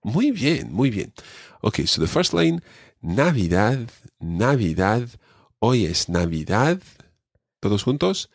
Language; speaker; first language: Spanish; non-native, fluent; English